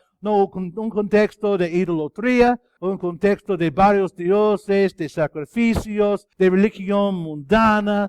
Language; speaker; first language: Spanish; non-native, fluent; English